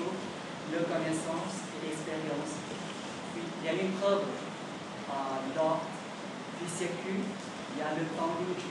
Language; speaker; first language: French; non-native, learner; Vietnamese